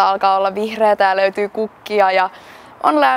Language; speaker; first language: Finnish; native; Finnish